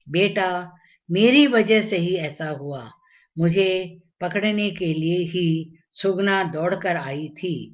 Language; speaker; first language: Hindi; non-native, local second language; Tamil